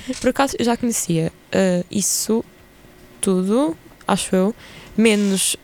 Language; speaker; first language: Portuguese; early bilingual, other home language; Ukrainian